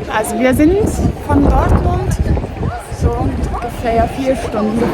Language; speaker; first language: German; non-native, fluent; Mongolian